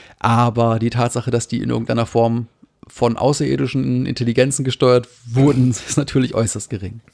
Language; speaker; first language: German; native; German